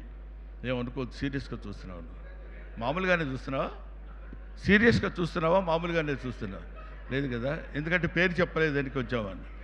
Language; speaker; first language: Telugu; native; Telugu